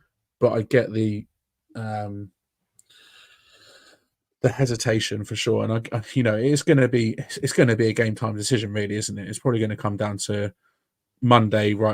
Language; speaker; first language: English; native; English